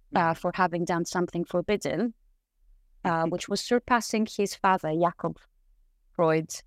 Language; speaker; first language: English; non-native, fluent; Greek